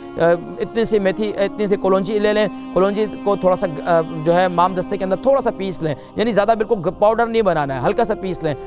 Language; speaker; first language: Urdu; native; Urdu